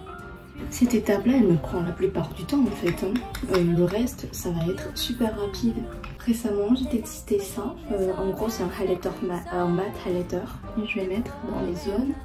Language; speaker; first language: French; non-native, fluent; Vietnamese